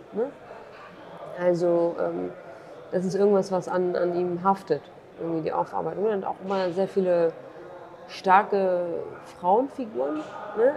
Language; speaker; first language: German; early bilingual, other home language; Kurdish